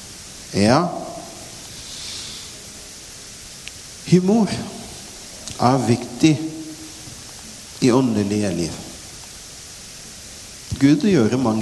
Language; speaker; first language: Norwegian; non-native, fluent; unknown